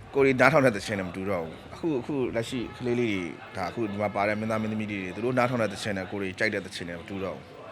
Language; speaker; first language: Burmese; non-native, local second language; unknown